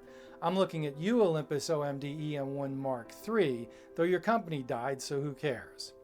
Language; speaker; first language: English; native; English